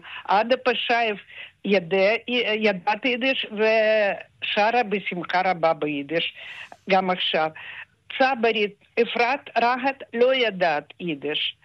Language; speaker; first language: Hebrew; non-native, fluent; Russian